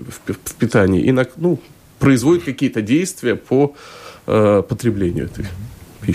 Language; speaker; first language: Russian; native; Russian